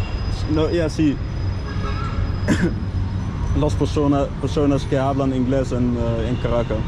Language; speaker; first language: Spanish; non-native, learner; Dutch